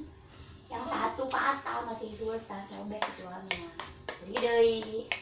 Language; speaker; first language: Indonesian; non-native, local second language; Sundanese